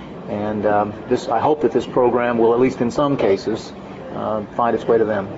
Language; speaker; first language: English; native; English